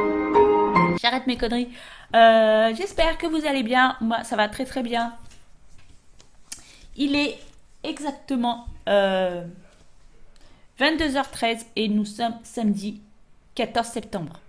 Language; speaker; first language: French; native; French